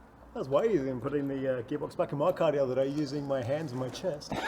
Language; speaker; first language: English; native; English